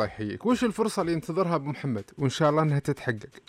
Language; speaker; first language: Arabic; native; Arabic